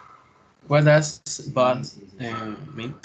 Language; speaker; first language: English; non-native, learner; Spanish